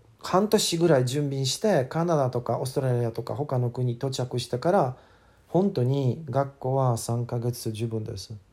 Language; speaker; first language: Japanese; non-native, learner; English